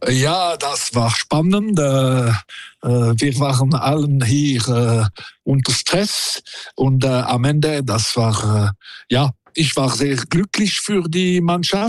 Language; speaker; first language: German; non-native, local second language; French